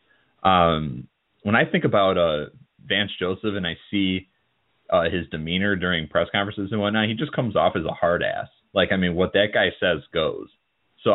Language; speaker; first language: English; native; English